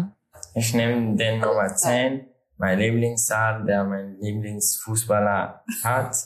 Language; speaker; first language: German; non-native, learner; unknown